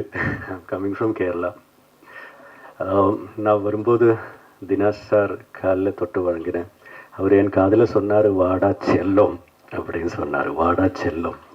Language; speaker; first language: Tamil; non-native, learner; Malayalam